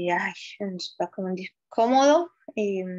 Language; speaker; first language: French; non-native, fluent; Spanish